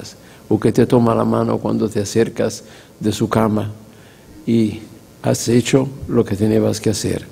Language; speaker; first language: Spanish; non-native, fluent; Italian